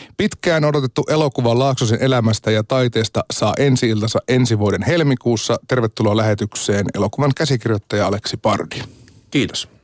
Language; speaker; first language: Finnish; native; Finnish